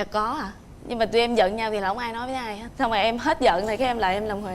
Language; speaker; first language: Vietnamese; native; Vietnamese